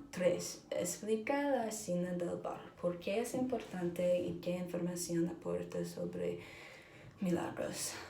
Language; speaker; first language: Spanish; non-native, learner; English